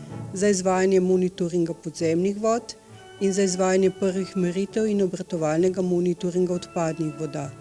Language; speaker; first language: Slovenian; native; Slovenian